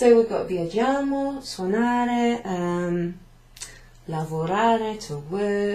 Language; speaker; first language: Italian; non-native, fluent; English